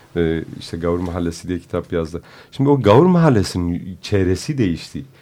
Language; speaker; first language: Turkish; non-native, local second language; Kurdish